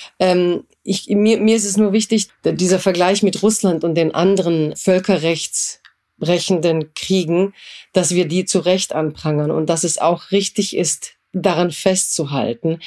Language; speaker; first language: German; early bilingual, other home language; Croatian